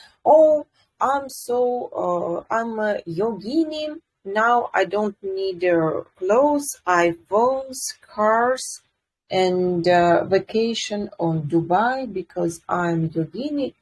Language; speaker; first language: English; non-native, fluent; Russian